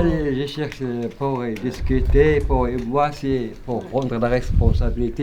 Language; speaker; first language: French; non-native, learner; Arabic